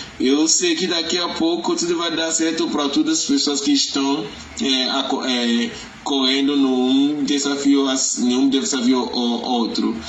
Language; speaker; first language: Portuguese; non-native, learner; Yoruba